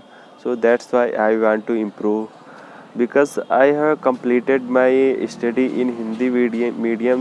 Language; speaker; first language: English; non-native, learner; Hindi